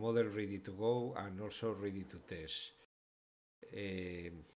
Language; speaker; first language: English; non-native, fluent; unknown